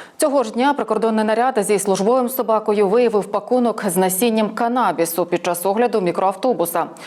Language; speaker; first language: Ukrainian; native; Ukrainian